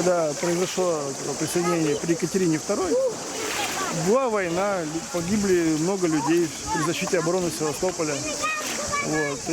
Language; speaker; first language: Russian; native; Russian